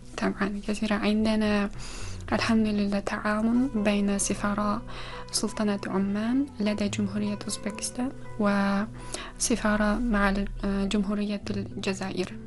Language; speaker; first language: Arabic; non-native, fluent; Uzbek